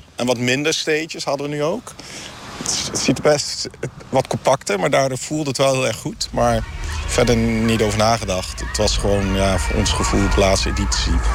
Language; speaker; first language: Dutch; native; Dutch